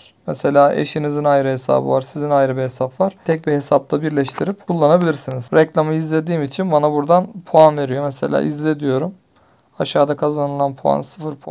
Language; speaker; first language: Turkish; native; Turkish